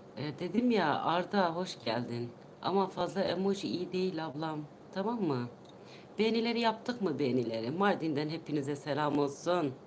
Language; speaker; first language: Turkish; non-native, local second language; Kurdish